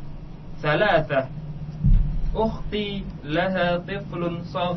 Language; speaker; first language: Arabic; non-native, learner; Indonesian